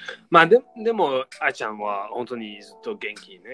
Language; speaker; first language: Japanese; non-native, learner; English